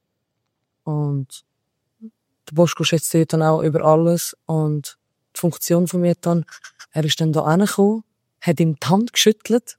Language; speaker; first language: German; early bilingual, other home language; Albanian